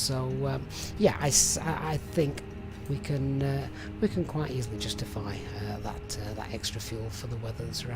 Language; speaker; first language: English; native; English